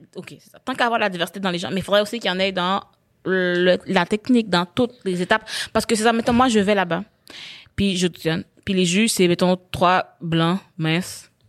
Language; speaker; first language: French; early bilingual, other home language; Haitian Creole